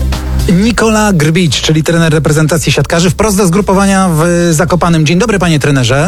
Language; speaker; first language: Polish; native; Polish